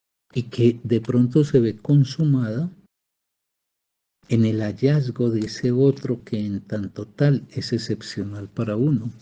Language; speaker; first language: Spanish; native; Spanish